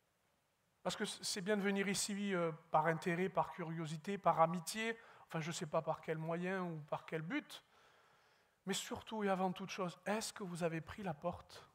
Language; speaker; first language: French; native; French